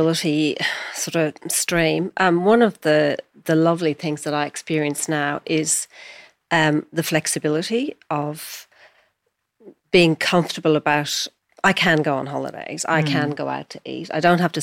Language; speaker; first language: English; native; English